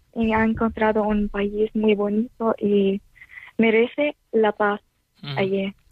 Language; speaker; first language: Spanish; non-native, learner; Arabic